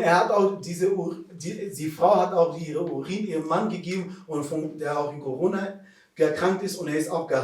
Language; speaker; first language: German; non-native, fluent; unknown